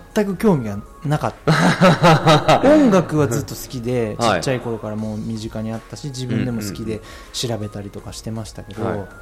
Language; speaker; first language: Japanese; native; Japanese